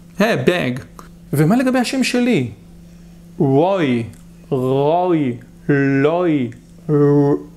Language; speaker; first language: Hebrew; native; Hebrew